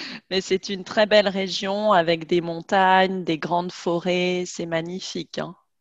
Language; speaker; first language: French; native; French